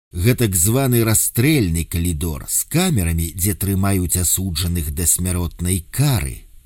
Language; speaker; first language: Belarusian; native; Belarusian